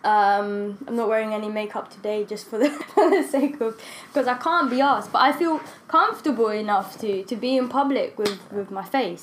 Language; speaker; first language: English; non-native, local second language; Kinyarwanda